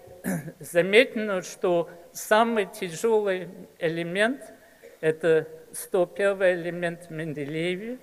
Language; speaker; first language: Russian; early bilingual, heritage; English